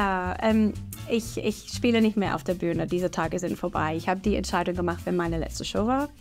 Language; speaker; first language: German; non-native, fluent; English